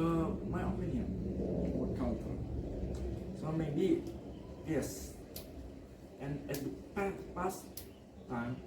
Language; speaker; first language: English; non-native, learner; Indonesian